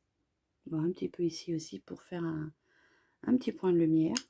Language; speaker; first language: French; native; French